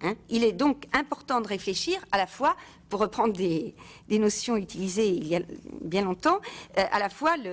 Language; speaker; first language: French; native; French